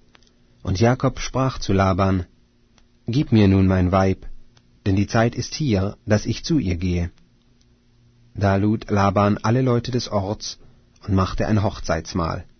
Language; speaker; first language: German; native; German